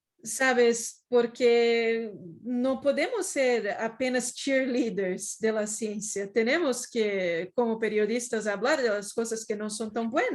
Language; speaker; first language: Spanish; non-native, fluent; Portuguese